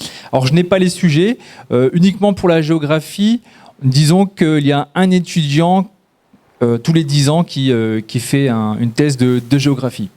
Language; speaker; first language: French; native; French